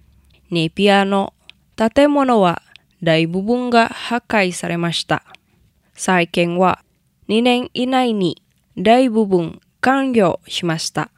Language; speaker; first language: Japanese; non-native, fluent; Indonesian